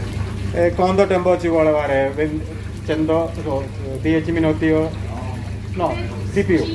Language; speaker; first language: Italian; non-native, learner; Malayalam